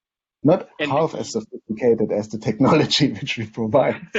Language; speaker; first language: English; non-native, fluent; German